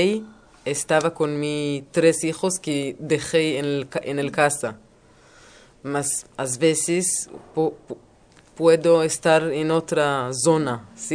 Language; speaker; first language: Spanish; non-native, learner; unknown